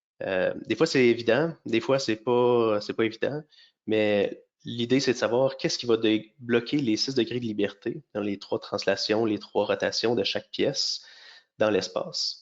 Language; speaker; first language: French; native; French